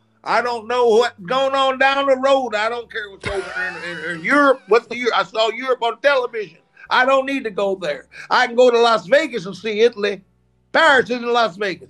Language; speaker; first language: English; native; English